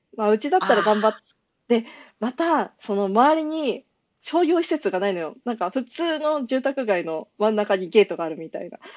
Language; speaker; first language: Japanese; native; Japanese